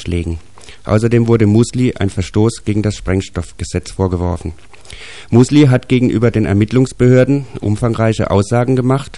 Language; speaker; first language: German; native; German